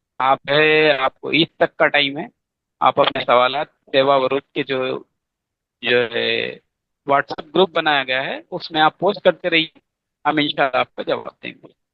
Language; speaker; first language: Urdu; native; Urdu